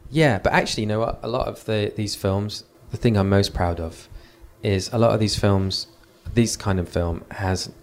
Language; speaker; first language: English; native; English